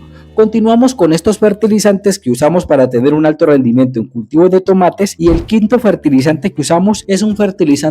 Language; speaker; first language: Spanish; native; Spanish